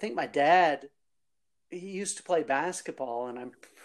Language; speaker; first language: English; native; English